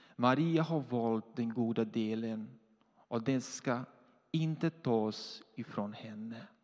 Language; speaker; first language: Swedish; non-native, fluent; Portuguese